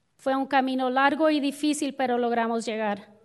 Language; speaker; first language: Spanish; early bilingual, other home language; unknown